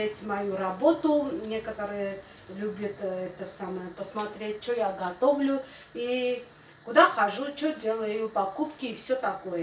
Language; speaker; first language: Russian; non-native, fluent; Armenian